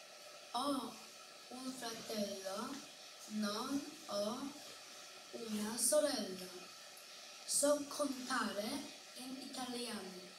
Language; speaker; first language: Italian; non-native, learner; Polish